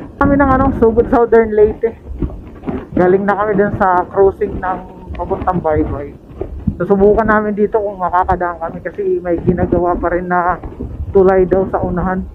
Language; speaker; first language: Filipino; non-native, local second language; Waray